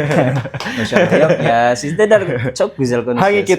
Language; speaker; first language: Turkish; non-native, learner; Indonesian